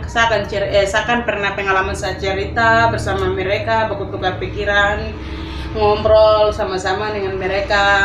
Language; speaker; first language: Indonesian; non-native, local second language; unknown